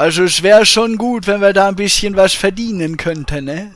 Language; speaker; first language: German; native; German